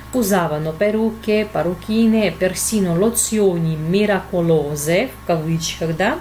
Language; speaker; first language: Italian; non-native, fluent; Russian